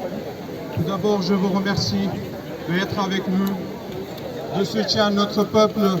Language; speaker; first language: French; non-native, fluent; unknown